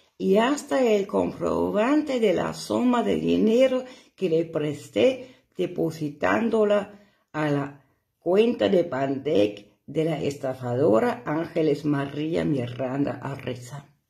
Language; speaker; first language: Spanish; non-native, fluent; German